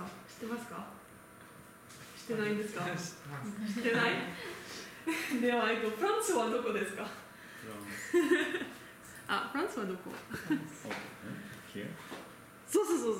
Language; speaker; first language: Japanese; non-native, learner; French